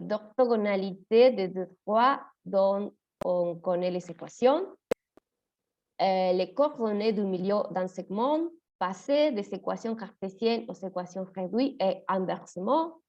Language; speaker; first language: French; non-native, fluent; Spanish